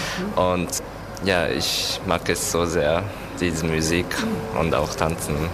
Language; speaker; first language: German; non-native, fluent; Japanese